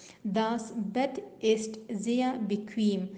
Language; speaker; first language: German; non-native, learner; Urdu